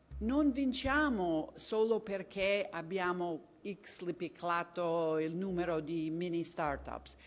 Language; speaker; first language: Italian; non-native, fluent; English